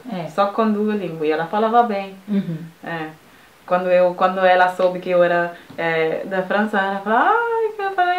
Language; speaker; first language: Portuguese; non-native, fluent; French